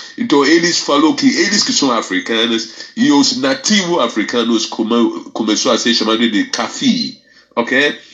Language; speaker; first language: Portuguese; non-native, fluent; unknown